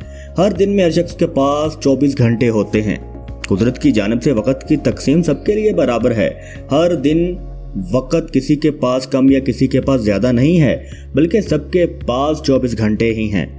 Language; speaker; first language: Urdu; native; Urdu